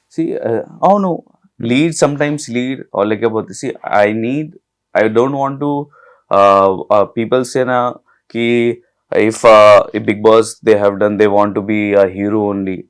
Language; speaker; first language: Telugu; non-native, learner; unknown